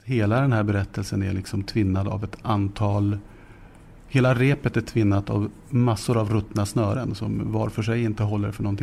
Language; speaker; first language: Swedish; native; Swedish